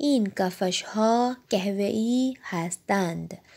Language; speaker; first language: Persian; non-native, fluent; Urdu